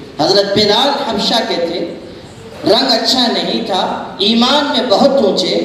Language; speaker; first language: Urdu; native; Urdu